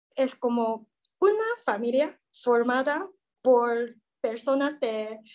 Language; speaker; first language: Spanish; non-native, learner; Chinese